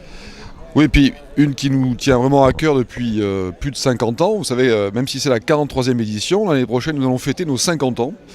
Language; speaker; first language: French; native; French